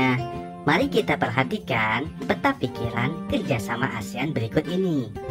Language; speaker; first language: Indonesian; native; Indonesian